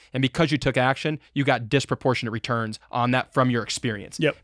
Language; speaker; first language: English; native; English